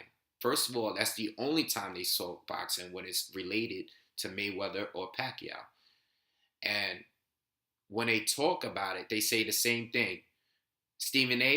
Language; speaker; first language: English; native; English